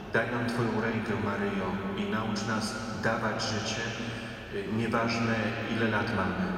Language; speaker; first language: Polish; native; Polish